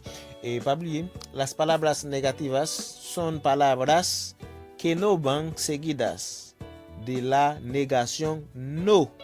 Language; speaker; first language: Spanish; non-native, learner; Haitian Creole